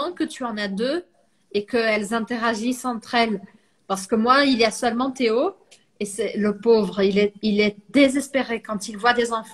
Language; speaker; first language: French; non-native, fluent; Portuguese